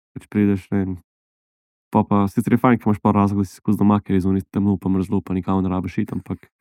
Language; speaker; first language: Slovenian; native; Slovenian